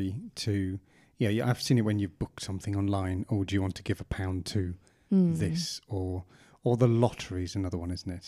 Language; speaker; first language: English; native; English